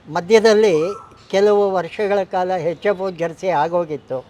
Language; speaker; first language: Kannada; non-native, local second language; Telugu